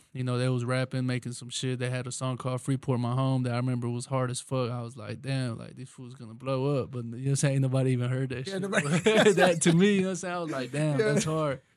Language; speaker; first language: English; early bilingual, other home language; Spanish